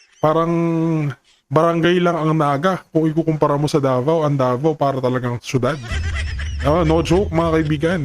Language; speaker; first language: Filipino; native; Filipino